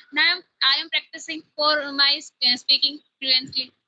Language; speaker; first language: English; non-native, local second language; Hindi